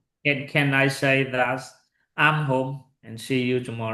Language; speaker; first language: English; non-native, learner; Vietnamese